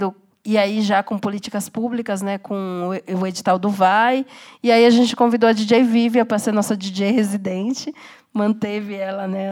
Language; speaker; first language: Portuguese; native; Portuguese